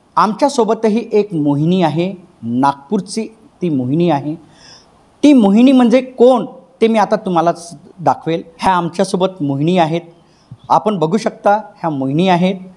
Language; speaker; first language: Marathi; native; Marathi